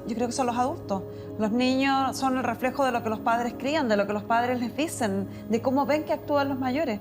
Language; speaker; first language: Spanish; native; Spanish